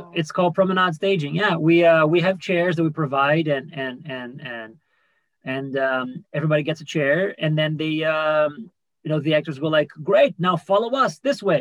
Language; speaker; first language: English; non-native, fluent; Portuguese